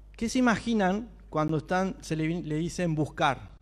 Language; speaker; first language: Spanish; native; Spanish